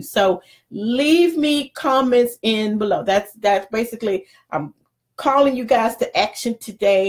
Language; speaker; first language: English; native; English